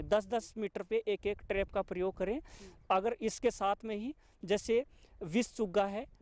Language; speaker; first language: Hindi; native; Hindi